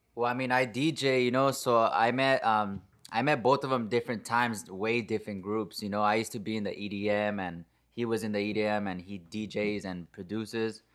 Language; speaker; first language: English; native; English